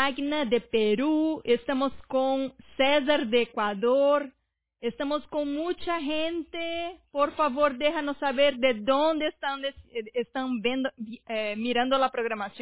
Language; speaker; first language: Spanish; non-native, fluent; Portuguese